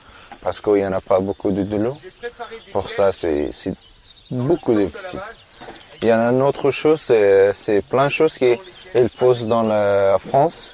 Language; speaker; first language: French; non-native, learner; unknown